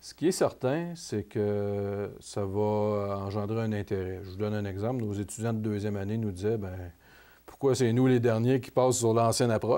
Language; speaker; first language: French; native; French